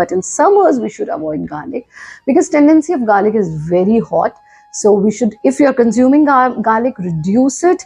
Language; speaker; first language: English; non-native, local second language; Hindi